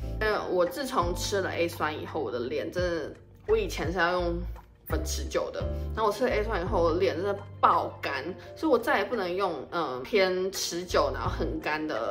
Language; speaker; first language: Chinese; native; Chinese